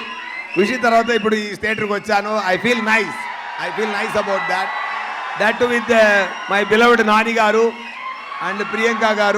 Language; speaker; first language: Telugu; non-native, learner; Tamil